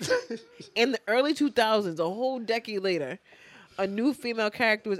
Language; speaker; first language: English; native; English